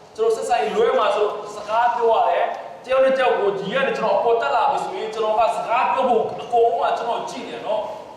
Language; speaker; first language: Burmese; non-native, local second language; Hakha Chin